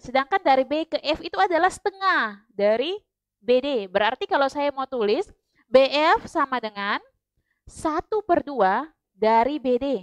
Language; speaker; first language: Indonesian; native; Indonesian